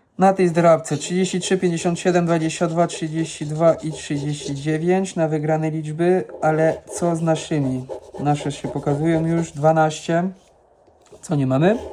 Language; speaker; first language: Polish; non-native, fluent; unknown